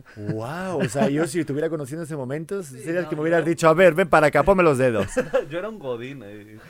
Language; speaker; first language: Spanish; native; Spanish